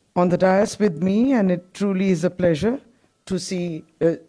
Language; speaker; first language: English; non-native, local second language; Bangla